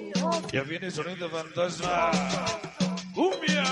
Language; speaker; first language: Spanish; native; Spanish